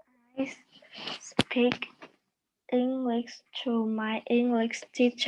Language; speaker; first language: English; non-native, learner; Vietnamese